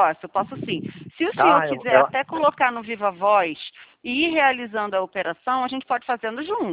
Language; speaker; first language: Portuguese; native; Portuguese